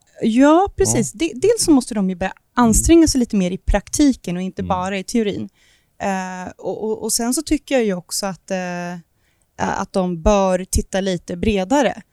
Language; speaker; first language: Swedish; native; Swedish